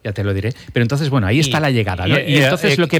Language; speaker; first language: Spanish; native; Spanish